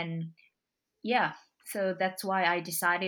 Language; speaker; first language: English; non-native, fluent; Indonesian